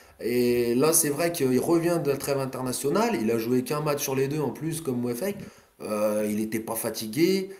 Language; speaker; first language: French; native; French